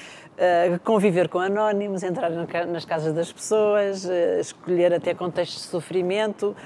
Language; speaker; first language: Portuguese; native; Portuguese